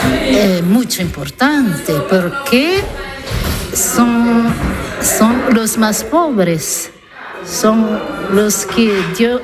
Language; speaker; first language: Spanish; non-native, learner; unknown